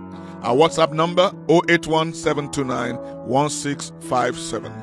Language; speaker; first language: English; non-native, local second language; Yoruba